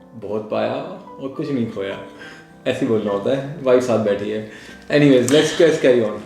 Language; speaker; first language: Hindi; native; Hindi